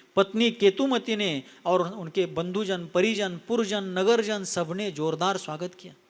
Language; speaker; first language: Hindi; non-native, local second language; Marathi